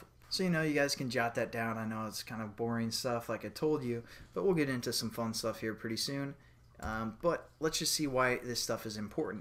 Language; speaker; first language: English; native; English